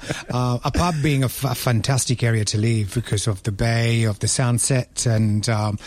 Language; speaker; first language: English; non-native, fluent; Italian